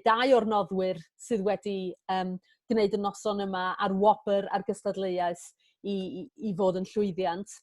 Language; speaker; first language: Welsh; native; Welsh